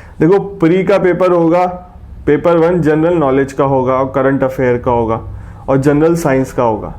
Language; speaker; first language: Hindi; native; Hindi